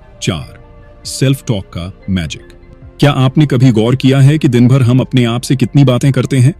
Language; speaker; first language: Hindi; native; Hindi